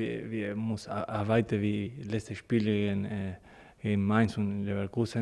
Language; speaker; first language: German; non-native, learner; Spanish